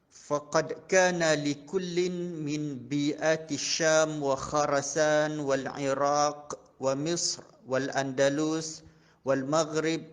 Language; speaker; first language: Arabic; non-native, fluent; Malay